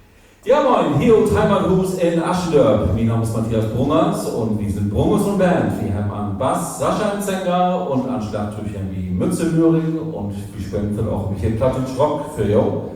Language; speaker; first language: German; native; German